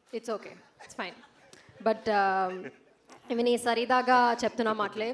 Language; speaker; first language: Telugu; non-native, learner; Malayalam